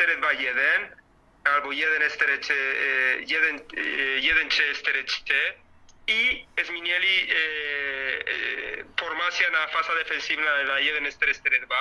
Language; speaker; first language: Polish; non-native, learner; Spanish